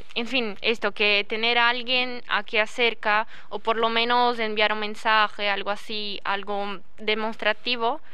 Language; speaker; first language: Spanish; non-native, learner; Portuguese